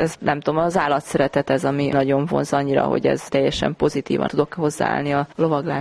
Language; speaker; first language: Hungarian; native; Hungarian